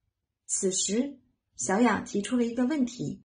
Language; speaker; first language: Chinese; native; Chinese